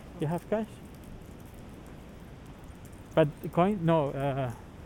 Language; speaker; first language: English; non-native, learner; Spanish